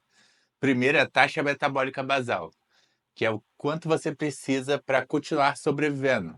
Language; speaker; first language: Portuguese; native; Portuguese